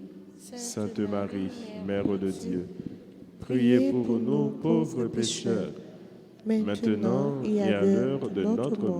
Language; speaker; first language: French; non-native, local second language; Haitian Creole